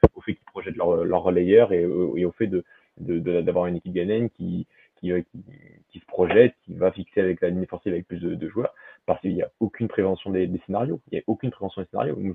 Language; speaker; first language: French; early bilingual, other home language; Portuguese